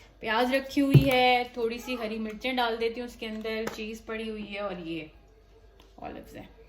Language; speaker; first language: Urdu; native; Urdu